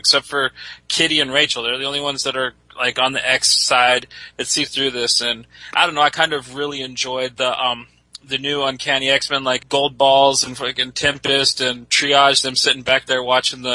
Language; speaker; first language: English; native; English